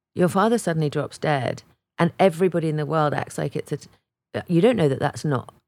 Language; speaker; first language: English; native; English